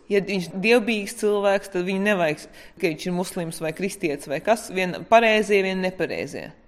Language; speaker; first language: Latvian; native; Latvian